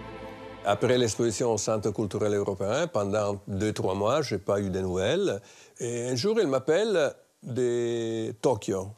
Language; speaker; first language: French; non-native, fluent; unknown